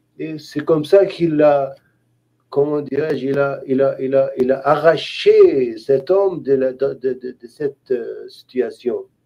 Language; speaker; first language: French; non-native, local second language; Haitian Creole